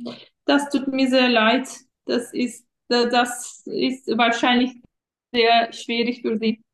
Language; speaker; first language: German; non-native, fluent; Turkish